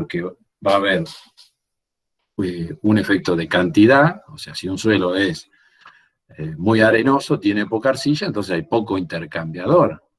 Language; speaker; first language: Spanish; native; Spanish